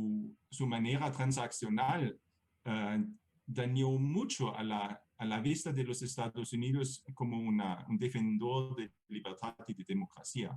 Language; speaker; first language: Spanish; non-native, fluent; German